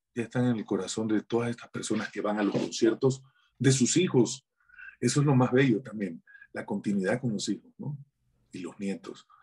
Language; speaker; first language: Spanish; native; Spanish